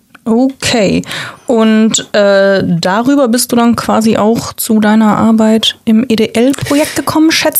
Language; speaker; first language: German; native; German